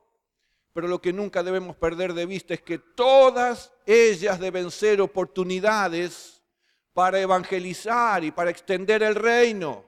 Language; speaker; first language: Spanish; native; Spanish